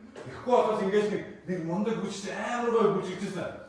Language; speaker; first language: Mongolian; native; Mongolian